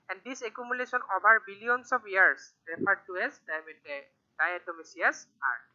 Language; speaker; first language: English; non-native, local second language; Assamese